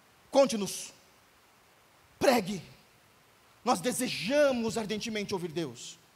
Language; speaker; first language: Portuguese; native; Portuguese